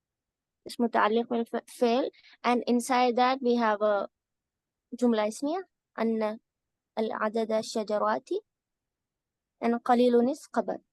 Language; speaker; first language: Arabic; non-native, learner; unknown